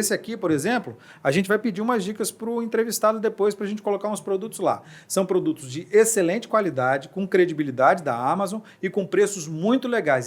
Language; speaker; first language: Portuguese; native; Portuguese